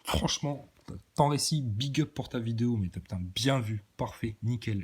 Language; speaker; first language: French; native; French